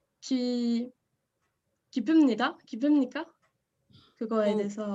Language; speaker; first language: Korean; non-native, learner; French